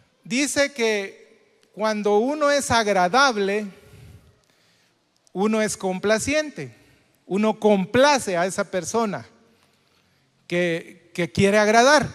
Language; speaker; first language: Spanish; native; Spanish